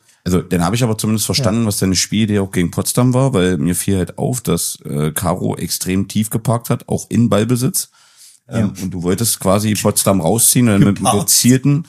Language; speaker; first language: German; native; German